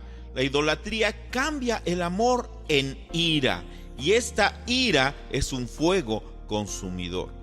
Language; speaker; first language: Spanish; native; Spanish